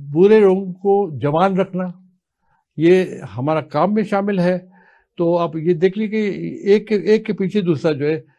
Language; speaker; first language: Urdu; native; Urdu